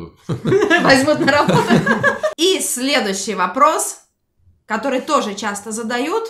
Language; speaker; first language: Russian; native; Russian